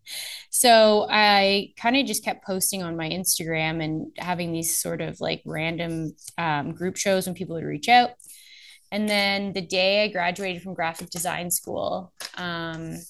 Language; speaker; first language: English; native; English